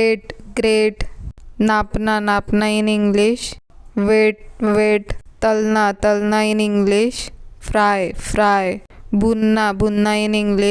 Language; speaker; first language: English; non-native, local second language; Hindi